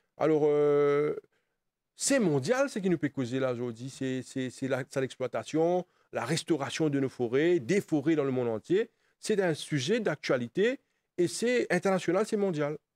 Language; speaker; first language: French; non-native, local second language; Morisyen